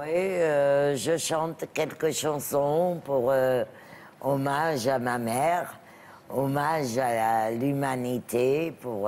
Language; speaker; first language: French; non-native, local second language; Arabic